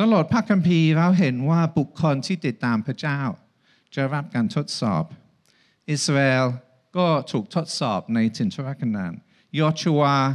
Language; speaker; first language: Thai; non-native, fluent; English